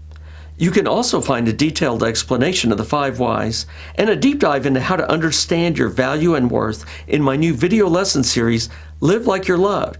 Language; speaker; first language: English; native; English